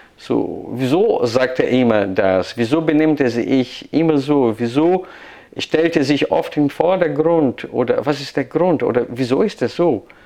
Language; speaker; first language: German; non-native, fluent; Portuguese